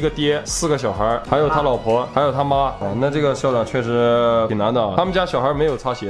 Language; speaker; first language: Chinese; native; Chinese